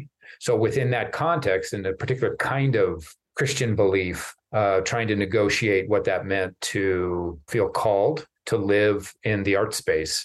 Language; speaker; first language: English; native; English